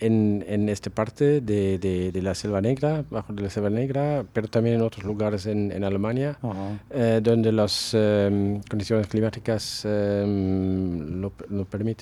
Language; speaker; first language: Spanish; non-native, fluent; German